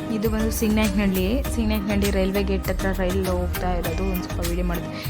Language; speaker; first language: Kannada; non-native, local second language; Telugu